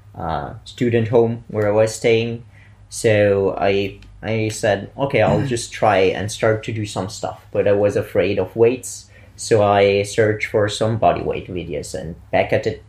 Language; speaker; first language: English; non-native, fluent; Italian